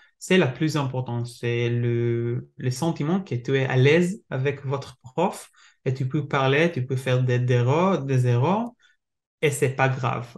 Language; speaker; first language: French; non-native, learner; Hebrew